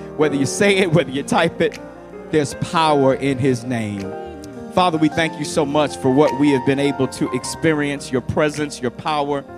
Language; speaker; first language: English; native; English